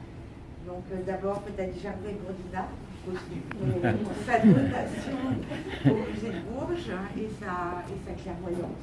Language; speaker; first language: French; native; French